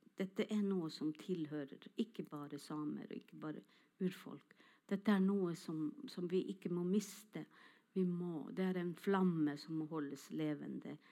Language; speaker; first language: Norwegian; non-native, local second language; Northern Sami